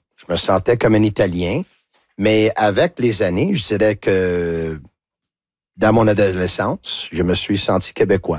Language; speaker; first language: French; non-native, local second language; Italian